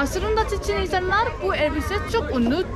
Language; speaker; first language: Turkish; non-native, learner; Spanish